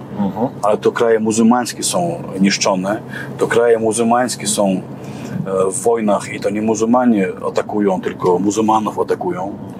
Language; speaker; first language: Polish; non-native, fluent; Chechen